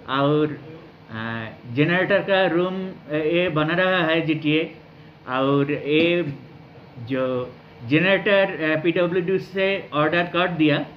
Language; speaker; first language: Hindi; non-native, local second language; Nepali